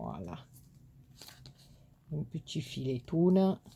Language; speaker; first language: French; native; French